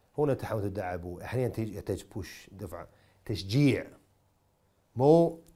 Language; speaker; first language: Arabic; non-native, fluent; English